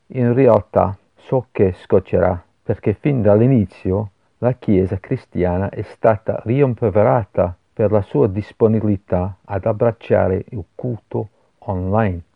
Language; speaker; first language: Italian; non-native, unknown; English